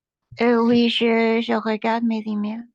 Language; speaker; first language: French; non-native, learner; English